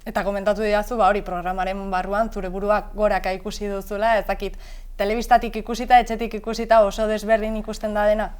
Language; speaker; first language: Basque; native; Basque